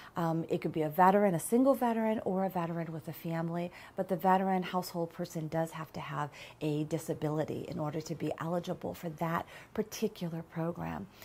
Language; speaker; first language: English; native; English